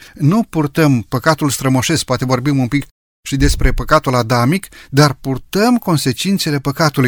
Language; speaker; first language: Romanian; native; Romanian